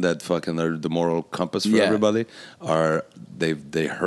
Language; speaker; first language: English; native; English